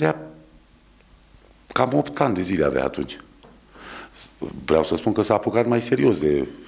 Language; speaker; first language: Romanian; native; Romanian